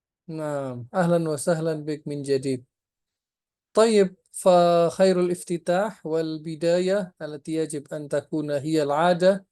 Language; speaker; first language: Arabic; non-native, fluent; Indonesian